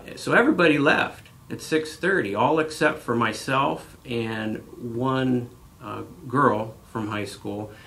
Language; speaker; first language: English; native; English